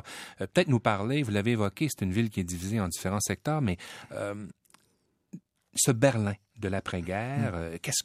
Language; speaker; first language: French; native; French